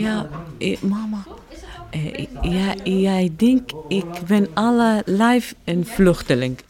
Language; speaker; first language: Dutch; non-native, learner; Arabic